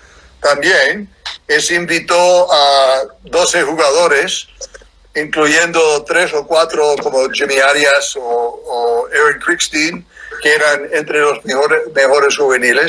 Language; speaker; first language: Spanish; non-native, fluent; English